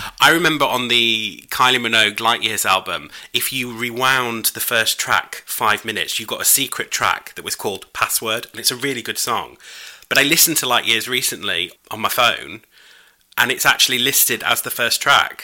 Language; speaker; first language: English; native; English